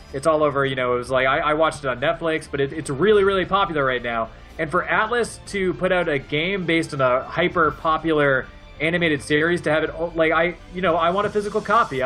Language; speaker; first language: English; native; English